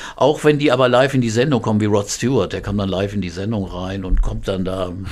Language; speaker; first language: German; native; German